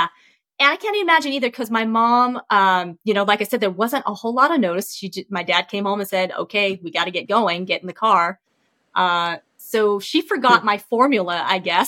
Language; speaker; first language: English; early bilingual, other home language; Vietnamese